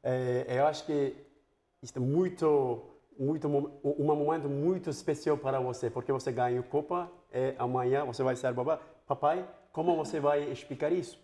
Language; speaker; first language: Portuguese; non-native, fluent; Turkish